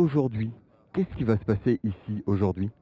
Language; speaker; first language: French; native; French